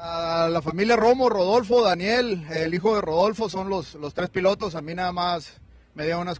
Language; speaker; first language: Spanish; native; Spanish